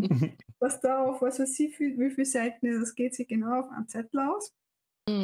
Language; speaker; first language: German; native; German